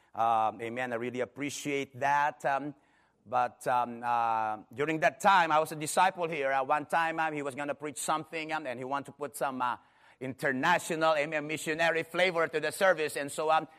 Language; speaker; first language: English; non-native, local second language; Filipino